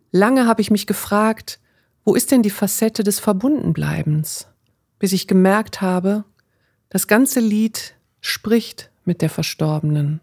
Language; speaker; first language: German; native; German